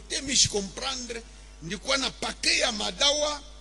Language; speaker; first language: French; non-native, local second language; Swahili